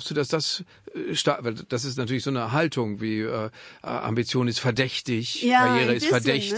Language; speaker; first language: German; native; German